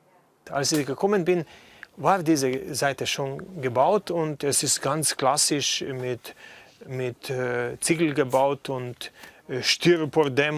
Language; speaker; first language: German; non-native, fluent; Slovenian